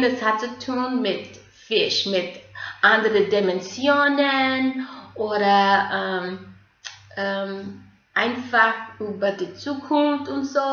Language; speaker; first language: German; non-native, fluent; English